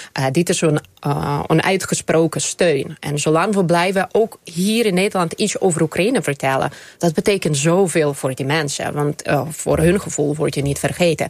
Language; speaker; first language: Dutch; non-native, fluent; Ukrainian